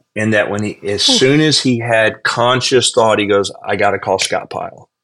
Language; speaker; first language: English; native; English